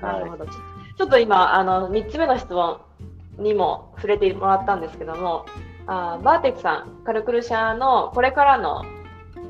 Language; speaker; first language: Japanese; native; Japanese